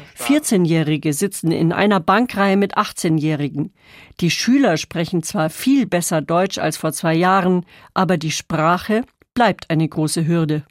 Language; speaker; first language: German; native; German